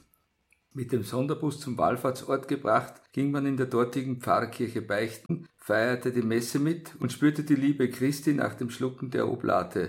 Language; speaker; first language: German; native; German